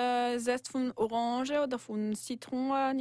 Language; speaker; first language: German; non-native, local second language; French